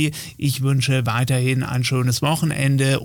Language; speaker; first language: German; native; German